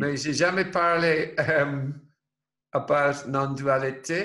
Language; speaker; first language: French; non-native, learner; English